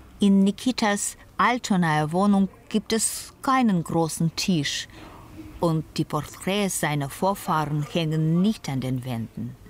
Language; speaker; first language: German; non-native, fluent; Russian